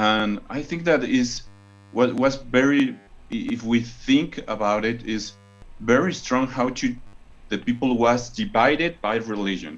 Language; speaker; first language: English; non-native, learner; Spanish